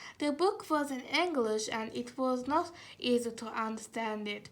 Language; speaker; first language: English; non-native, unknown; Azerbaijani